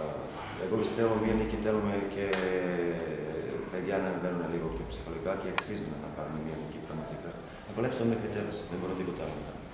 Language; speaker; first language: Greek; non-native, learner; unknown